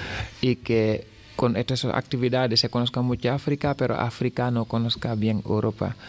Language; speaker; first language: Spanish; non-native, fluent; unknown